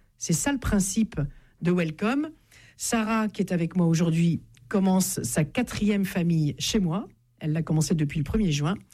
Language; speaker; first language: French; native; French